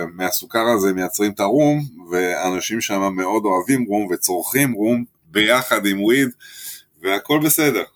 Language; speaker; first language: Hebrew; early bilingual, other home language; French